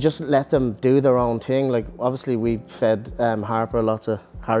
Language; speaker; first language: English; native; English